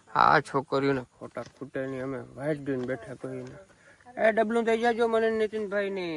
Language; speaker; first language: Gujarati; native; Gujarati